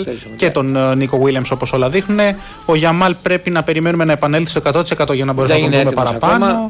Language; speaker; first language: Greek; native; Greek